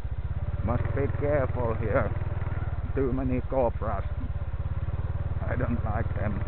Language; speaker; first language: English; non-native, learner; Finnish